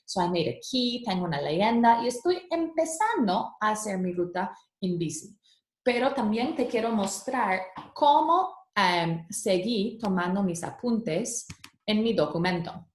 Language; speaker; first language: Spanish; early bilingual, heritage; Spanish